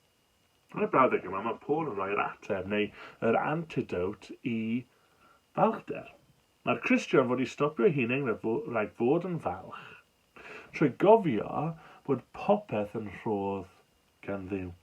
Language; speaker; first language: Welsh; native; Welsh